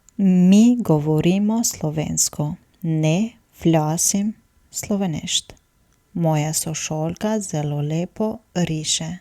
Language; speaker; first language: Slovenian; non-native, fluent; Albanian